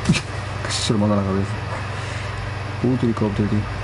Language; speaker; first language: Spanish; native; Spanish